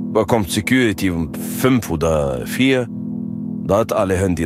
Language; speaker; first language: German; non-native, learner; French